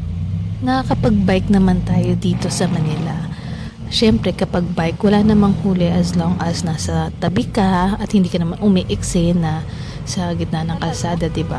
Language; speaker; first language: Filipino; native; Filipino